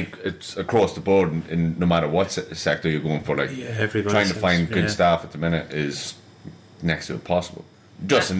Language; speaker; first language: English; native; English